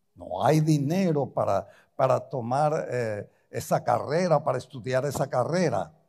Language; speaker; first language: Spanish; early bilingual, other home language; Portuguese